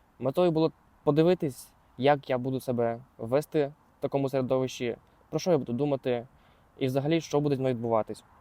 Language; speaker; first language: Ukrainian; non-native, local second language; Russian